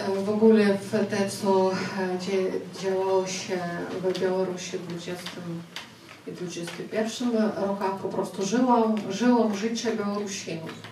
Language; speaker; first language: Polish; non-native, fluent; Ukrainian